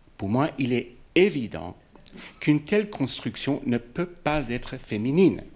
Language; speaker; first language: French; non-native, fluent; English